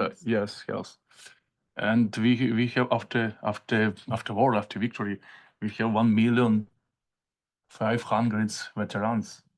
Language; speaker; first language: English; non-native, learner; Ukrainian